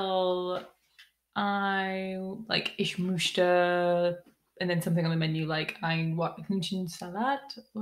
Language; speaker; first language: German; non-native, learner; English